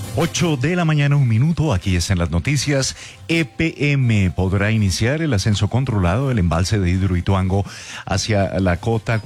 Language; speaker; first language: Spanish; native; Spanish